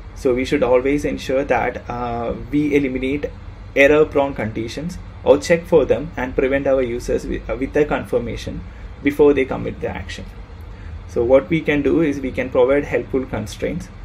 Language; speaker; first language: English; non-native, local second language; Malayalam